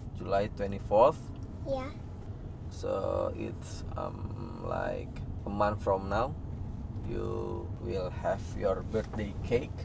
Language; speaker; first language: English; non-native, fluent; Indonesian